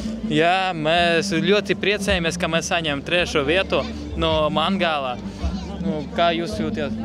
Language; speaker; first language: Latvian; non-native, local second language; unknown